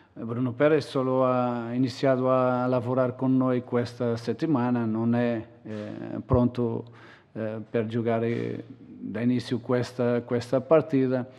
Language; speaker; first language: Italian; non-native, learner; Portuguese